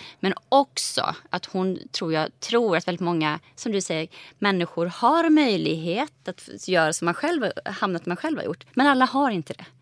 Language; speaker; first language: Swedish; early bilingual, other home language; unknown